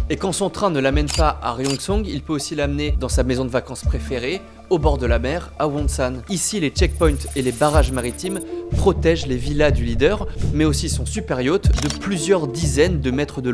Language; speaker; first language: French; native; French